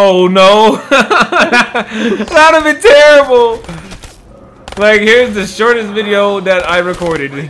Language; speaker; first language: English; native; English